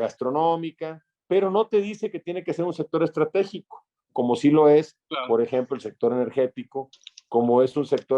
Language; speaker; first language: Spanish; native; Spanish